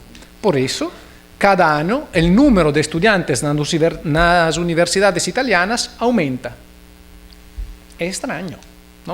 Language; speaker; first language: Portuguese; non-native, learner; Italian